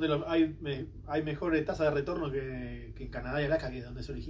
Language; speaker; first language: Spanish; native; Spanish